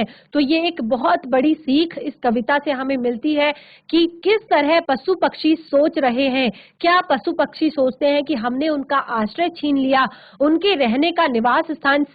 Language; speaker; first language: Hindi; native; Hindi